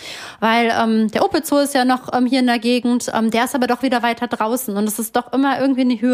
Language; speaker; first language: German; native; German